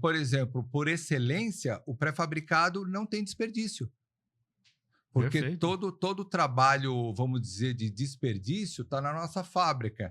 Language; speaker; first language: Portuguese; native; Portuguese